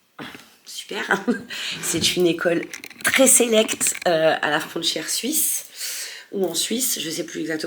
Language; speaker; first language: French; native; French